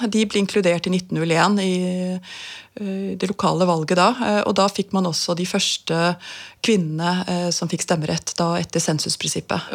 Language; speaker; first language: Norwegian; native; Norwegian